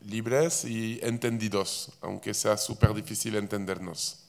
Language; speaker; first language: Spanish; non-native, fluent; Basque